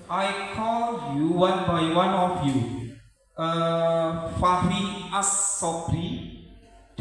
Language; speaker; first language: English; non-native, learner; Indonesian